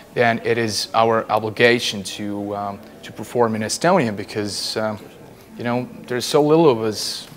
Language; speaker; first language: English; non-native, fluent; Estonian